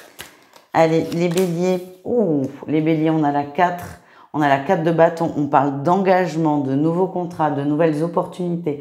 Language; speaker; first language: French; native; French